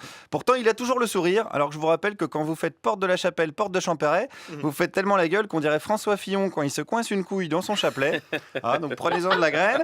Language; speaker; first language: French; native; French